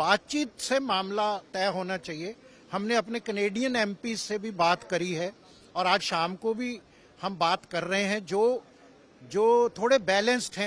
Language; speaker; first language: Hindi; non-native, local second language; Punjabi